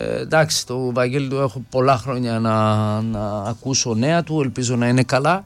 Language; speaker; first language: Greek; early bilingual, heritage; Greek